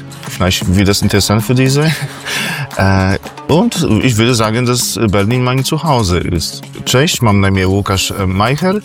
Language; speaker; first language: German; non-native, fluent; Polish